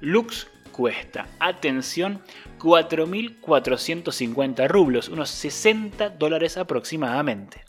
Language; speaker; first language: Spanish; native; Spanish